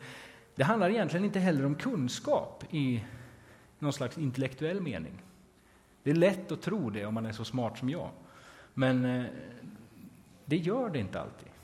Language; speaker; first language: Swedish; native; Swedish